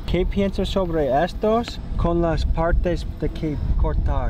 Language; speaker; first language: Spanish; non-native, learner; English